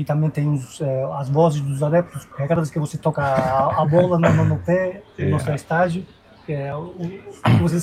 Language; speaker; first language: Portuguese; non-native, fluent; Turkish